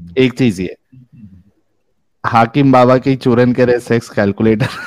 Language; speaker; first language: Hindi; native; Hindi